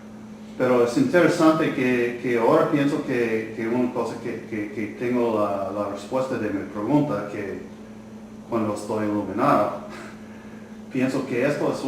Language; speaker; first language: Spanish; non-native, learner; English